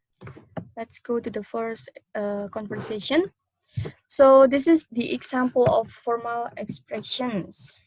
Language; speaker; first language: English; non-native, learner; Indonesian